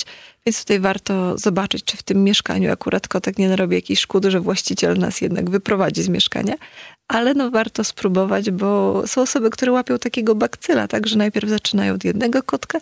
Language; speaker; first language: Polish; native; Polish